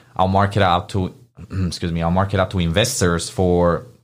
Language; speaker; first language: English; non-native, fluent; Spanish